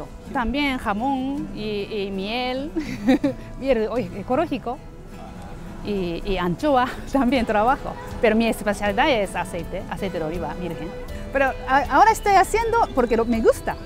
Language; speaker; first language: Spanish; non-native, learner; Japanese